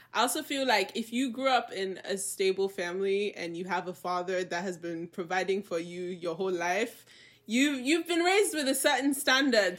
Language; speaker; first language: English; non-native, local second language; Yoruba